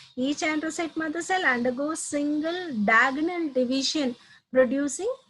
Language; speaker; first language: English; non-native, local second language; Telugu